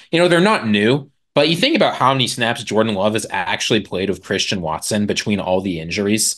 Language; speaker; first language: English; native; English